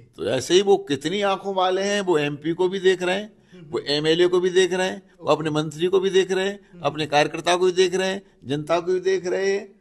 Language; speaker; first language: Hindi; native; Hindi